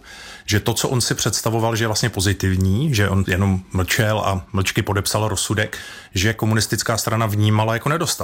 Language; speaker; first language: Czech; native; Czech